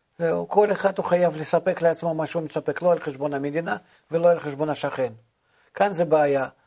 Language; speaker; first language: Hebrew; non-native, fluent; Russian